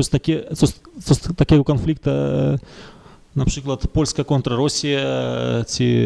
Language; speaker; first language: Polish; non-native, fluent; Russian